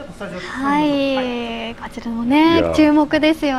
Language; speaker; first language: Japanese; native; Japanese